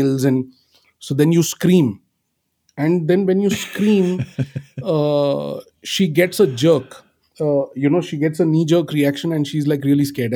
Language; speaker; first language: English; non-native, local second language; Marathi